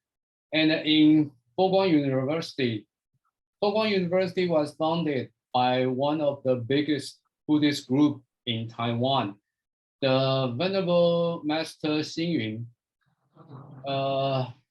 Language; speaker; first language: English; non-native, fluent; Chinese